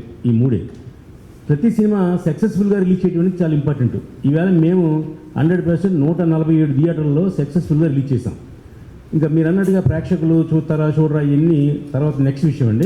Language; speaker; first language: Telugu; native; Telugu